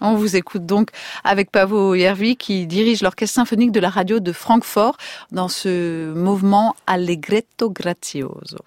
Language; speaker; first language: French; native; French